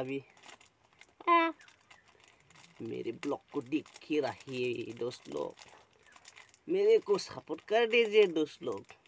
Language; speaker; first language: Hindi; non-native, local second language; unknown